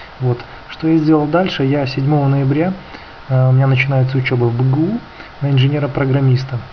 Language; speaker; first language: Russian; native; Russian